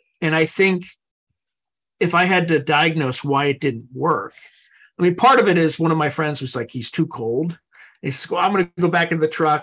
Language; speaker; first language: English; native; English